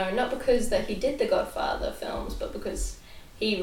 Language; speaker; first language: English; native; English